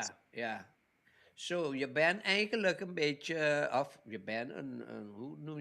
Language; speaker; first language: Dutch; non-native, local second language; Papiamento